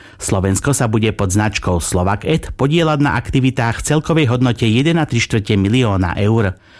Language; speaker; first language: Slovak; native; Slovak